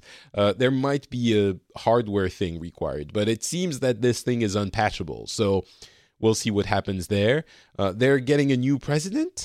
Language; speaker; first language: English; non-native, fluent; French